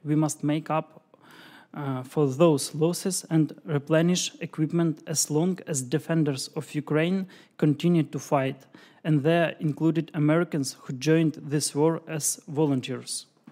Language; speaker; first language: English; non-native, fluent; Ukrainian